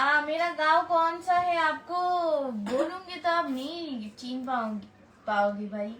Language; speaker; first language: Hindi; non-native, learner; Bangla